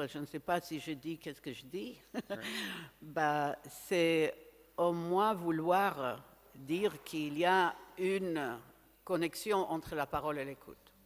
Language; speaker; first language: French; non-native, fluent; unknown